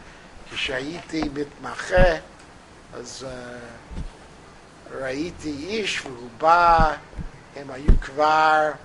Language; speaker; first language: Hebrew; non-native, fluent; English